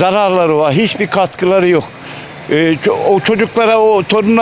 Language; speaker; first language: Turkish; native; Turkish